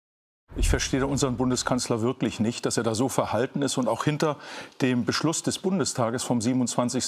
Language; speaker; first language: German; native; German